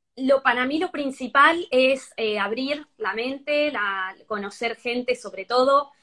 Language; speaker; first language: Spanish; native; Spanish